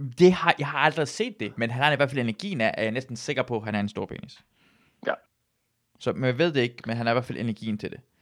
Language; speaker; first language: Danish; early bilingual, other home language; Persian